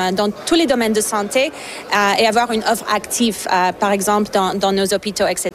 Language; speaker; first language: French; non-native, fluent; Slovak